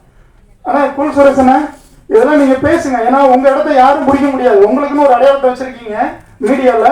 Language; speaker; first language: Tamil; native; Tamil